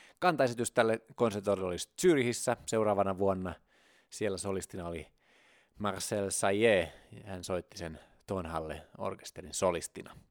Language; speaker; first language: Finnish; native; Finnish